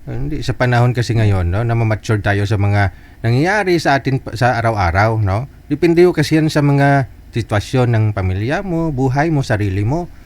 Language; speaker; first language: Filipino; native; Filipino